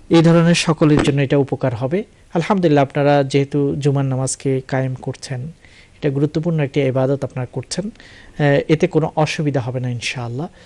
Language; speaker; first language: Bangla; native; Bangla